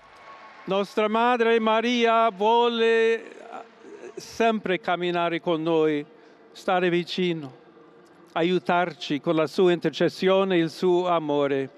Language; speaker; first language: Italian; non-native, fluent; English